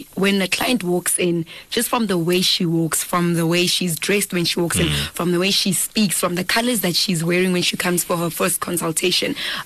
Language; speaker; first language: English; non-native, local second language; Northern Sotho